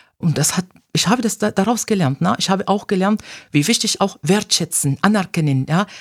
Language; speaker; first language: German; non-native, fluent; Arabic